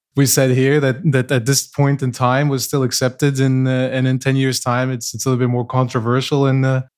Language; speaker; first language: English; non-native, fluent; Portuguese